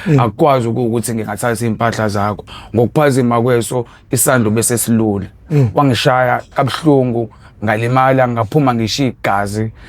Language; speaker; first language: Zulu; native; Zulu